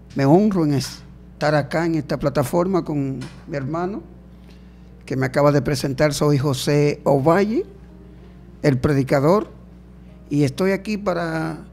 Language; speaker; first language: Spanish; native; Spanish